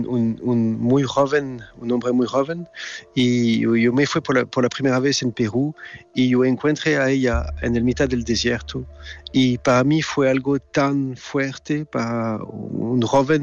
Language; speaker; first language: Spanish; non-native, learner; French